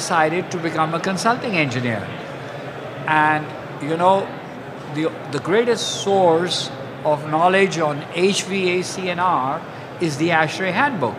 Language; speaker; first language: English; non-native, local second language; Punjabi